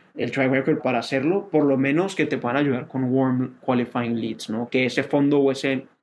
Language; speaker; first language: Spanish; native; Spanish